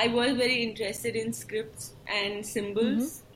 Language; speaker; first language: English; non-native, local second language; Tulu